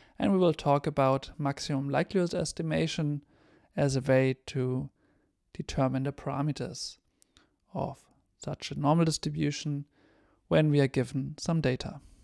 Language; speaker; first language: English; non-native, fluent; German